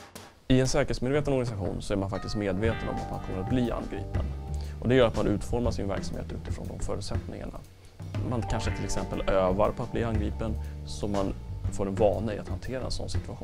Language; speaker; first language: Swedish; native; Swedish